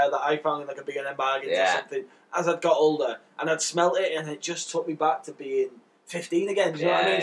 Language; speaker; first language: English; native; English